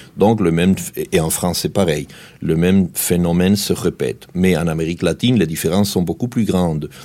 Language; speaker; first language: French; non-native, fluent; Spanish